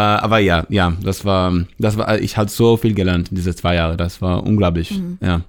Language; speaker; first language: German; non-native, learner; Hebrew